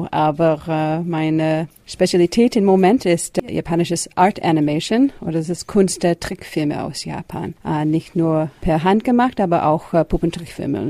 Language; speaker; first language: German; non-native, fluent; English